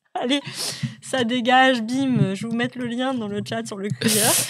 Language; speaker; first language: French; native; French